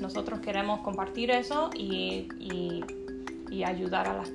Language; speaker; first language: Spanish; non-native, fluent; English